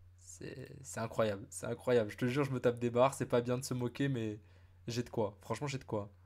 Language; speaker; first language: French; native; French